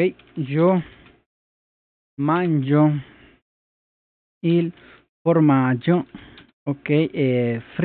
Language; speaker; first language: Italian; non-native, learner; Spanish